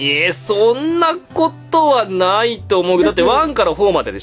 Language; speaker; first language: Japanese; native; Japanese